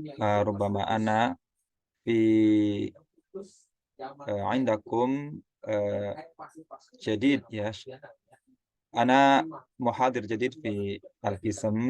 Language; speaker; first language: Arabic; non-native, fluent; Indonesian